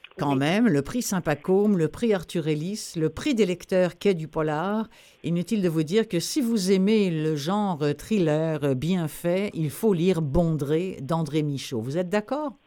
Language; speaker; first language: French; native; French